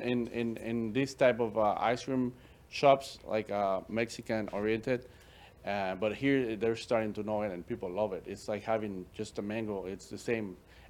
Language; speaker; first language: English; native; English